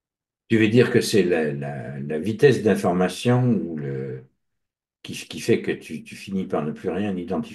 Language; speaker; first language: French; native; French